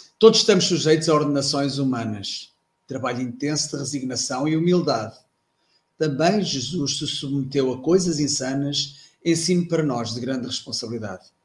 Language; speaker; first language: Portuguese; native; Portuguese